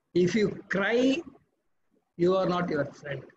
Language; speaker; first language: English; non-native, local second language; Tamil